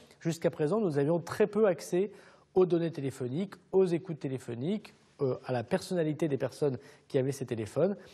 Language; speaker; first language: French; native; French